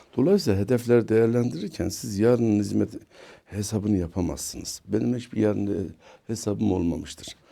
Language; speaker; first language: Turkish; native; Turkish